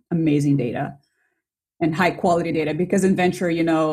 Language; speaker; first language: English; non-native, fluent; Portuguese